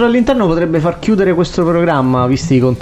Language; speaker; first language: Italian; native; Italian